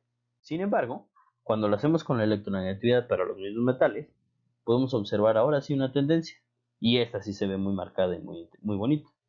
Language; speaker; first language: Spanish; native; Spanish